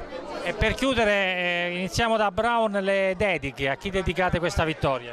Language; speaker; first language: Italian; native; Italian